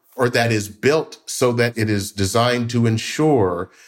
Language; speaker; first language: English; native; English